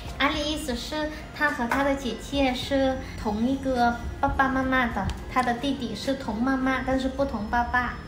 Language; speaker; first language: Chinese; non-native, fluent; Vietnamese